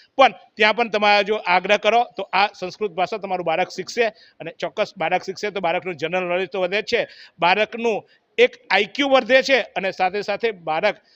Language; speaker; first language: Gujarati; native; Gujarati